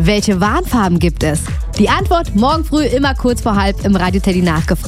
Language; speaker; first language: German; native; German